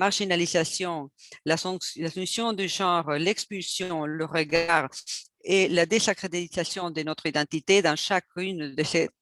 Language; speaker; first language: French; non-native, fluent; Spanish